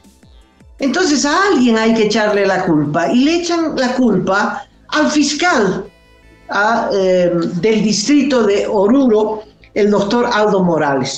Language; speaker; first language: Spanish; native; Spanish